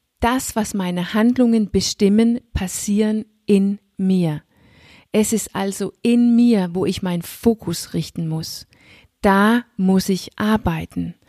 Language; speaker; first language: German; non-native, fluent; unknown